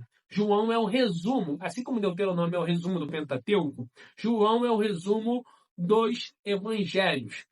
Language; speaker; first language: Portuguese; native; Portuguese